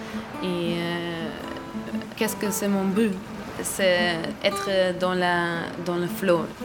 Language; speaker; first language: French; non-native, learner; German